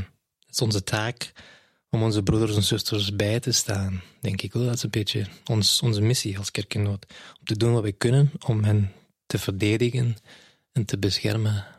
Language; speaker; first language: Dutch; non-native, fluent; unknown